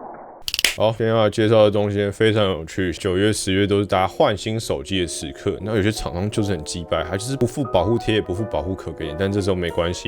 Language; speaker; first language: Chinese; native; Chinese